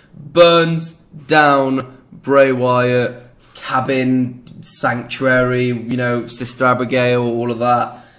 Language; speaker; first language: English; native; English